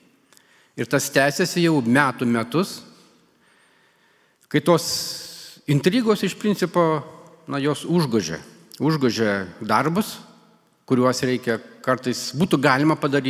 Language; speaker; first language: Lithuanian; native; Lithuanian